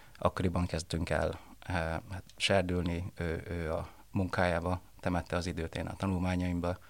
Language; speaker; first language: Hungarian; early bilingual, other home language; Vietnamese